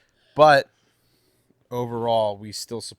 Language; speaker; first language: English; native; English